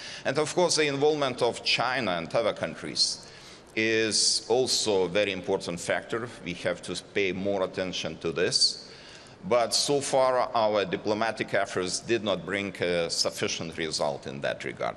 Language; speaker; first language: English; non-native, fluent; Lithuanian